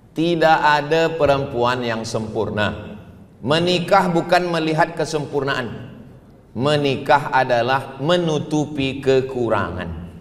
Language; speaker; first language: Malay; native; Malay